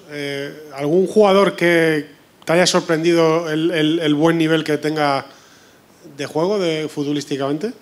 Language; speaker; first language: Spanish; native; Spanish